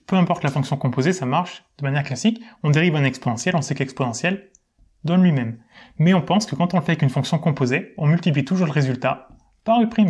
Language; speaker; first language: French; native; French